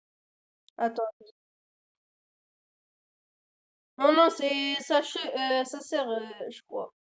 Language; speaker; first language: French; native; French